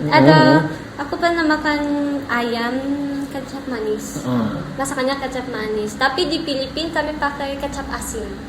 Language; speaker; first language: Indonesian; non-native, learner; Filipino